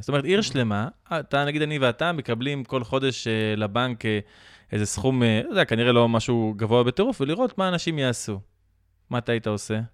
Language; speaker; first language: Hebrew; native; Hebrew